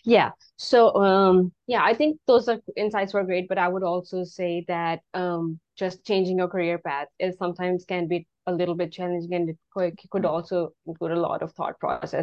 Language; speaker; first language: English; non-native, local second language; Urdu